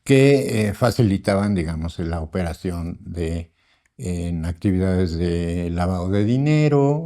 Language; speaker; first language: Spanish; native; Spanish